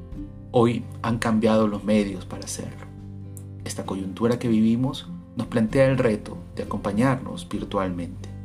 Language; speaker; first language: Spanish; native; Spanish